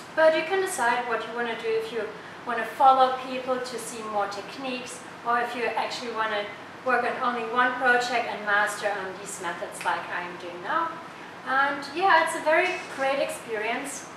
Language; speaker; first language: English; non-native, fluent; German